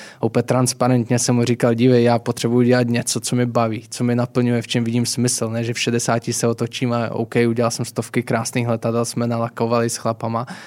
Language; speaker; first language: Czech; native; Czech